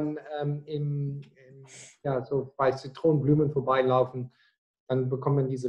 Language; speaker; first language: German; non-native, fluent; Afrikaans